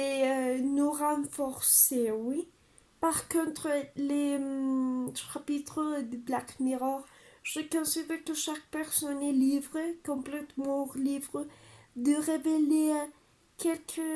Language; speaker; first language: French; non-native, learner; Spanish